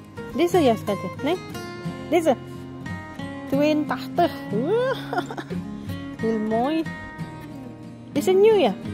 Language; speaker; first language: Dutch; non-native, learner; Indonesian